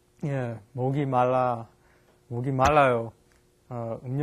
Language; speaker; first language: Korean; non-native, learner; English